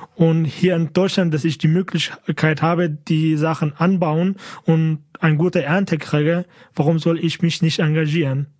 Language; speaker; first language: German; non-native, fluent; Kurdish